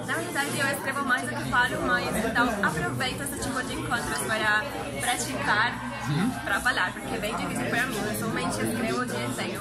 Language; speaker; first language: Portuguese; non-native, fluent; Spanish